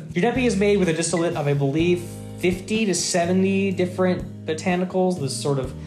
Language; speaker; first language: English; native; English